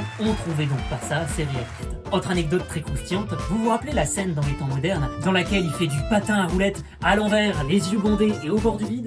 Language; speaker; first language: French; native; French